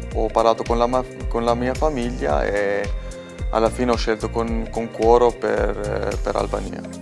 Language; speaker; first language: Italian; non-native, fluent; Albanian